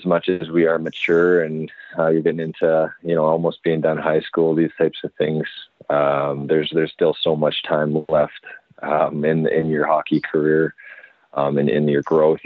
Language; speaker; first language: English; native; English